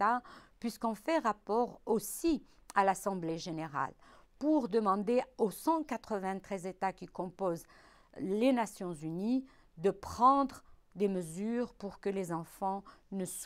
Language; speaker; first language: French; non-native, local second language; Arabic